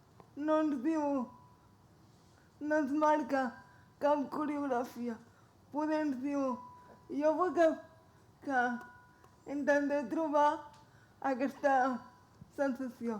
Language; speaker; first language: Catalan; non-native, local second language; Spanish